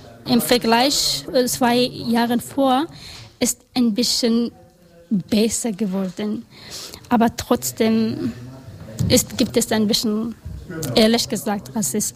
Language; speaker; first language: German; non-native, learner; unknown